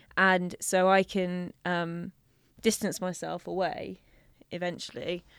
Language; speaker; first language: English; native; English